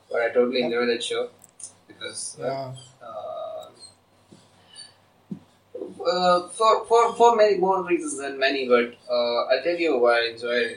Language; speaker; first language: English; non-native, local second language; Hindi